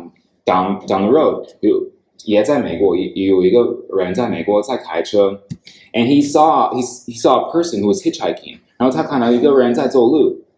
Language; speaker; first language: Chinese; non-native, fluent; English